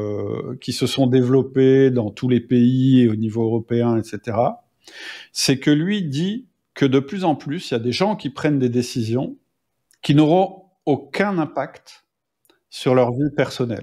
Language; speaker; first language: French; native; French